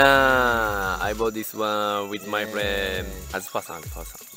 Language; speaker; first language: English; non-native, learner; Japanese